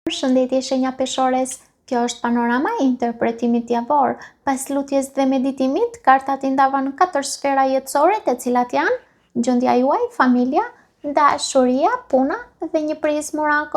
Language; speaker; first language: Albanian; native; Albanian